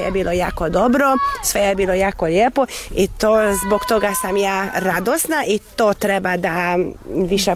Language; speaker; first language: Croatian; non-native, local second language; Hungarian